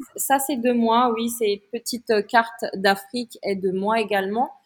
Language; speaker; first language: French; non-native, local second language; Malagasy